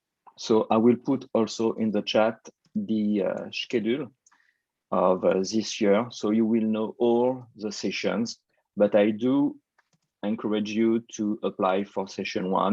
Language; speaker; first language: English; non-native, fluent; French